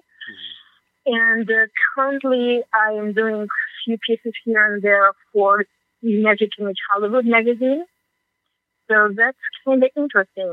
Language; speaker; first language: English; non-native, fluent; Russian